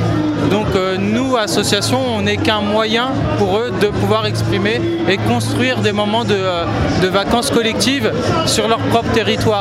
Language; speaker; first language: French; native; French